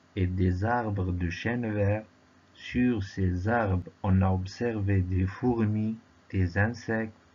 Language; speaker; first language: French; non-native, local second language; Arabic